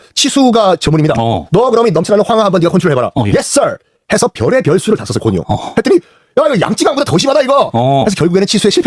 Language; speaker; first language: Korean; native; Korean